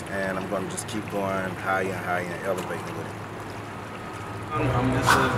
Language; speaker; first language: English; native; English